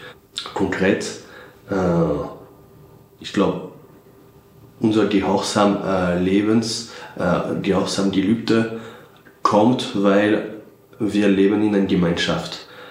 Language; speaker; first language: German; non-native, fluent; French